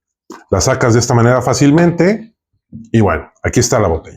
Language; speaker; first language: Spanish; native; Spanish